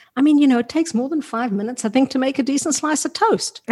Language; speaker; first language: English; native; English